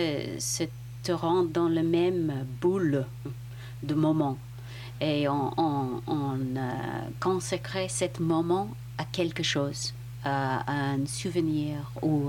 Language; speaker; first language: French; non-native, fluent; English